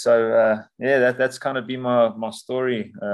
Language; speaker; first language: English; native; English